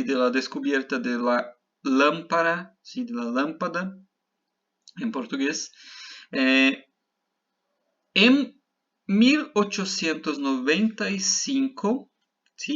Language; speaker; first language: Spanish; non-native, fluent; Portuguese